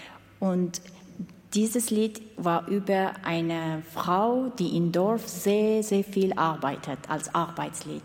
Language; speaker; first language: German; non-native, fluent; Armenian